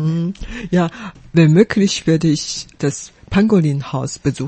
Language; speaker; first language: German; non-native, fluent; Chinese